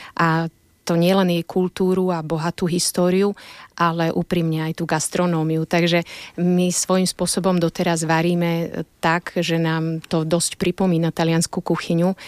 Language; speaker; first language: Slovak; native; Slovak